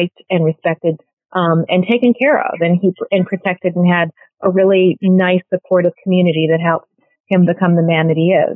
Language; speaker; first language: English; native; English